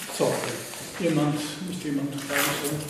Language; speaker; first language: German; non-native, fluent; Japanese